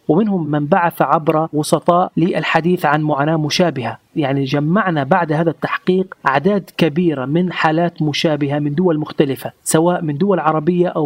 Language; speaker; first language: Arabic; native; Arabic